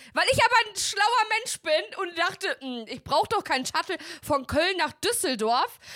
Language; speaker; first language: German; native; German